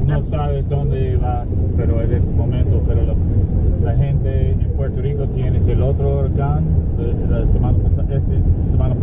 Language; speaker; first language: Spanish; non-native, learner; English